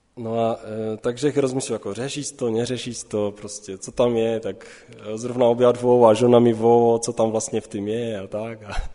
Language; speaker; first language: Czech; non-native, local second language; Polish